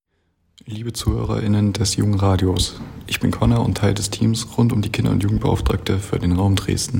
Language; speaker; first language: German; native; German